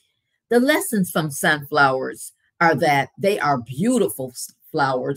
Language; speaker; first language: English; native; English